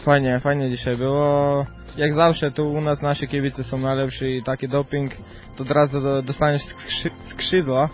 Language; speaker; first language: Polish; non-native, fluent; Croatian